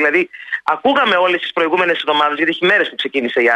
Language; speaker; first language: Greek; native; Greek